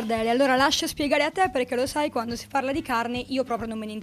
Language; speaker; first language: Italian; native; Italian